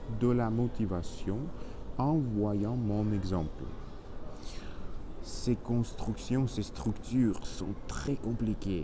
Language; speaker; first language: French; non-native, learner; Spanish